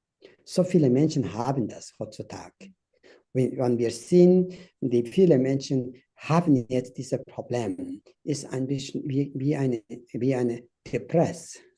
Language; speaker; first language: German; non-native, fluent; Tibetan